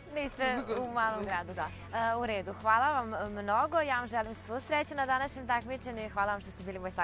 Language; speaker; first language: Serbian; native; Serbian